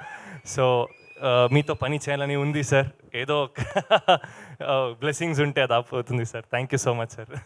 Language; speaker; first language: Telugu; non-native, learner; Kannada